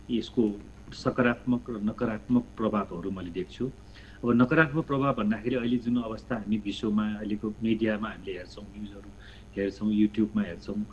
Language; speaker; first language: Nepali; native; Nepali